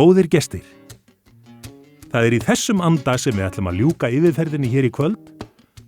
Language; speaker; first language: Icelandic; native; Icelandic